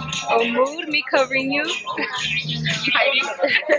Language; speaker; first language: English; early bilingual, other home language; Spanish